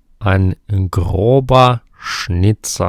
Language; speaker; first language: German; non-native, fluent; Ukrainian